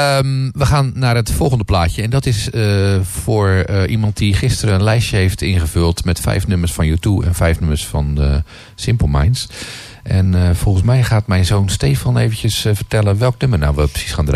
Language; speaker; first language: Dutch; native; Dutch